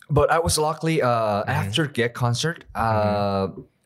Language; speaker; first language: English; non-native, learner; Korean